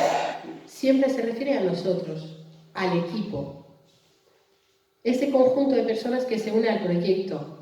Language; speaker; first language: Spanish; native; Spanish